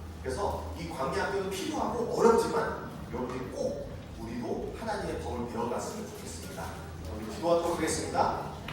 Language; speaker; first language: Korean; native; Korean